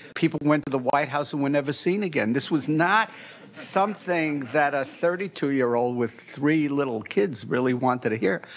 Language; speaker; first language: English; native; English